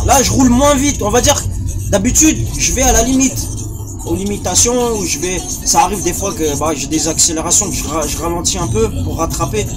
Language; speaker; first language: French; early bilingual, other home language; Arabic